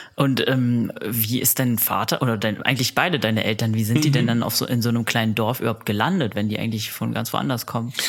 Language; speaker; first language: German; native; German